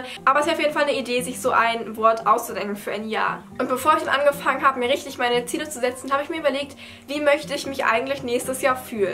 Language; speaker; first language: German; native; German